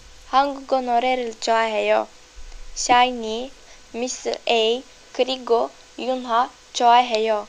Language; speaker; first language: Korean; non-native, learner; Turkish